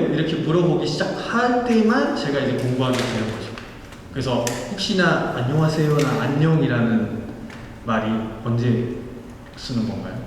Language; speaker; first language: Korean; non-native, fluent; Nepali